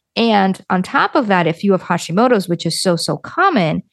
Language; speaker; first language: English; early bilingual, other home language; Lithuanian